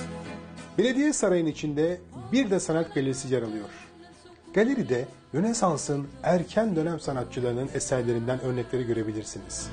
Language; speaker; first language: Turkish; native; Turkish